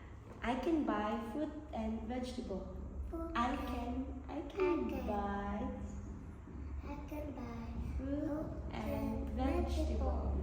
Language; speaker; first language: English; non-native, learner; Vietnamese